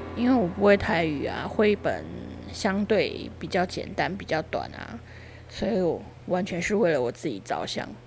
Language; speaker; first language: Chinese; native; Chinese